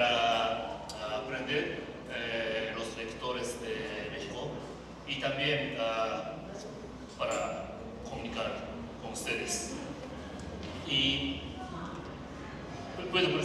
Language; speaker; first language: Spanish; non-native, learner; Japanese